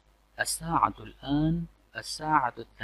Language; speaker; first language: Arabic; non-native, fluent; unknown